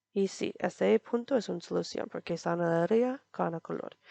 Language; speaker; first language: Spanish; non-native, learner; English